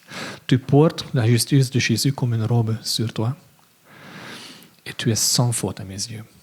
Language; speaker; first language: French; non-native, fluent; English